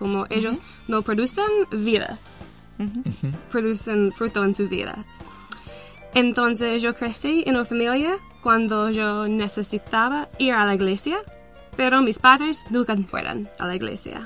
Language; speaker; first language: Spanish; non-native, learner; English